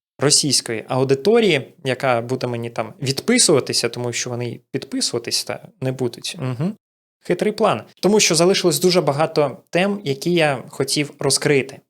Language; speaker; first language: Ukrainian; non-native, local second language; Russian